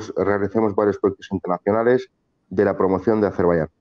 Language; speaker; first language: Spanish; non-native, fluent; Azerbaijani